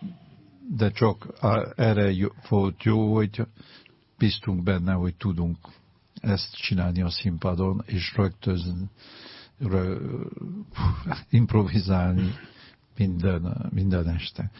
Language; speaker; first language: Hungarian; non-native, fluent; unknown